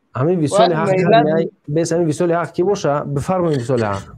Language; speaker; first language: Persian; native; Persian